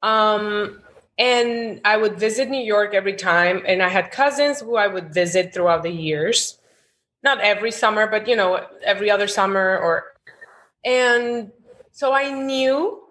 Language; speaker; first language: English; non-native, fluent; Spanish